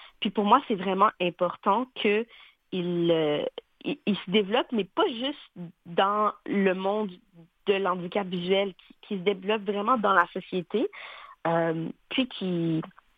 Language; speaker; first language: French; native; French